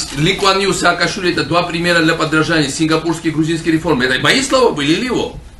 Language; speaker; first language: Russian; non-native, local second language; Georgian